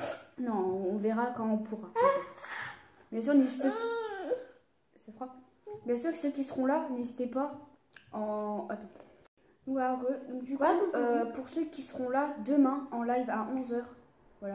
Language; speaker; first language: French; native; French